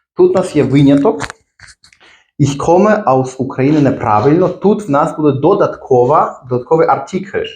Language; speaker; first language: Ukrainian; native; Ukrainian